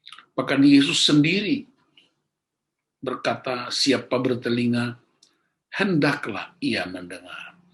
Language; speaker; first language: Indonesian; native; Indonesian